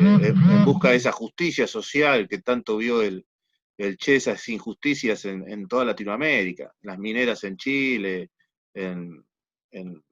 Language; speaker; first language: Spanish; native; Spanish